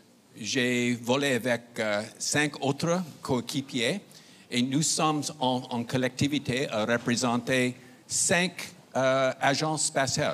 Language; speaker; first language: French; non-native, fluent; English